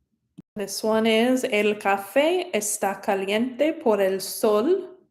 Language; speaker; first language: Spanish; non-native, fluent; English